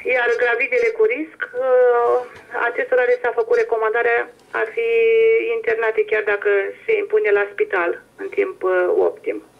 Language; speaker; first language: Romanian; native; Romanian